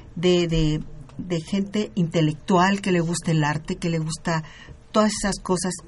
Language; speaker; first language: Spanish; native; Spanish